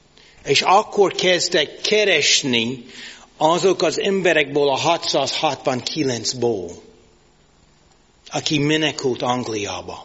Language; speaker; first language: Hungarian; non-native, fluent; English